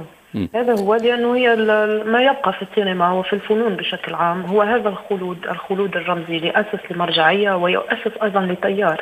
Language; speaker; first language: Arabic; native; Arabic